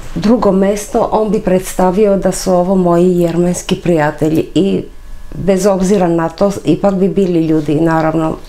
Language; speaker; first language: Serbian; non-native, fluent; Armenian